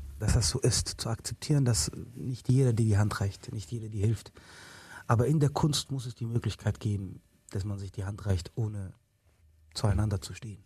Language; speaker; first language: German; early bilingual, other home language; Arabic